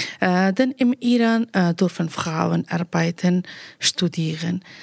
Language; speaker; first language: German; non-native, learner; Persian